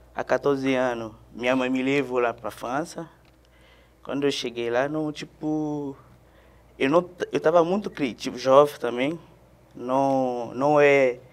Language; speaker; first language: Portuguese; non-native, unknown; Haitian Creole